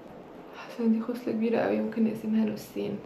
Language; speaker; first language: Arabic; native; Arabic